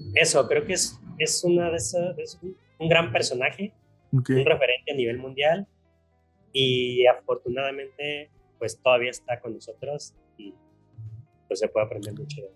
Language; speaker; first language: Spanish; native; Spanish